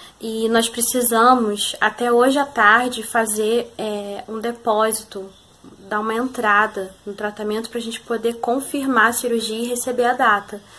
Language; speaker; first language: Portuguese; native; Portuguese